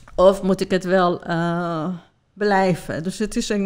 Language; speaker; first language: Dutch; non-native, fluent; Persian